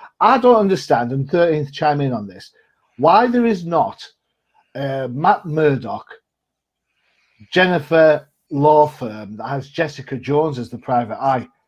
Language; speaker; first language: English; native; English